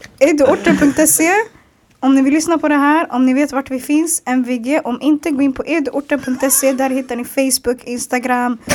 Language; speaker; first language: Swedish; early bilingual, other home language; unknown